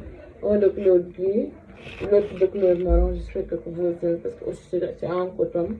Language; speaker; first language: French; non-native, fluent; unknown